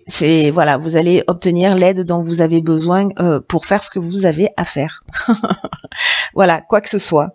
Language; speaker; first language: French; native; French